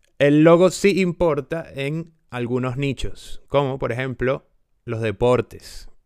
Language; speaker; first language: Spanish; native; Spanish